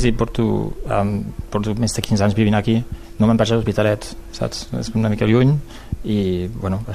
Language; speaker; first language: Catalan; non-native, local second language; Spanish